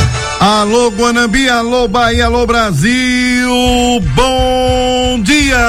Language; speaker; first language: Portuguese; native; Portuguese